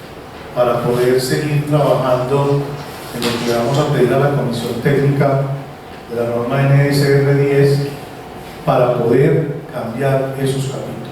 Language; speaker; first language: Spanish; native; Spanish